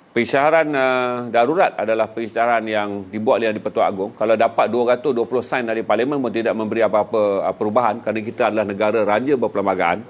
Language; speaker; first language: Malay; native; Malay